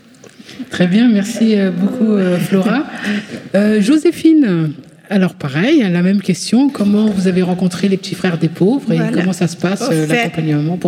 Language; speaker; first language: French; native; French